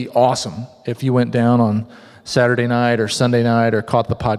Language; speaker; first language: English; native; English